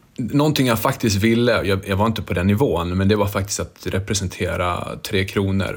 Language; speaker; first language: Swedish; early bilingual, other home language; Bosnian